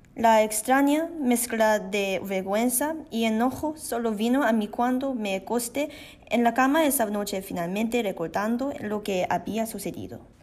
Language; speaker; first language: Spanish; non-native, learner; Korean